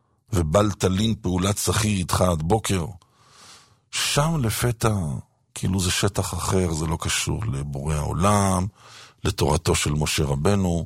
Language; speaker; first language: Hebrew; native; Hebrew